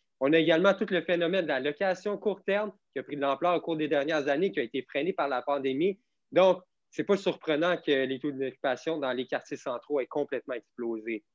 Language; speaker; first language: French; native; French